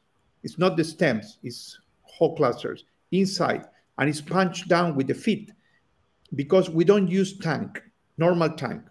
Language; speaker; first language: English; non-native, learner; Spanish